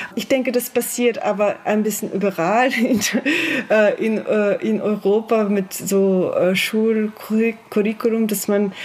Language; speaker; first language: German; non-native, fluent; Slovenian